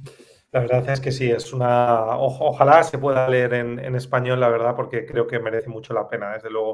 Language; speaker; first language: Spanish; native; Spanish